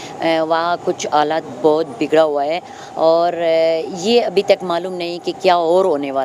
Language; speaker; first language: Hindi; non-native, fluent; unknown